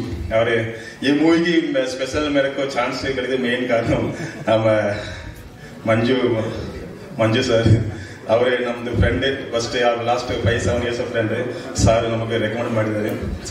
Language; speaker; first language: Kannada; non-native, learner; Tamil